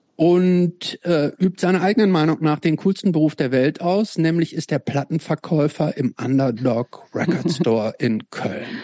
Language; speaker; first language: German; native; German